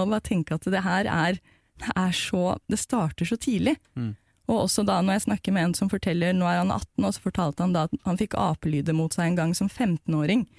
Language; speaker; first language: Norwegian; native; Norwegian